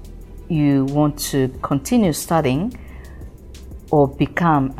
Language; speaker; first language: English; non-native, fluent; Japanese